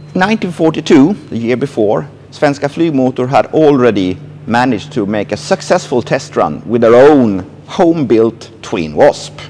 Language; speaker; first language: English; non-native, fluent; Swedish